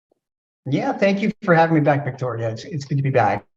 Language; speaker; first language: English; native; English